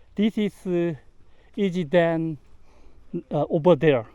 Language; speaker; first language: English; non-native, learner; Korean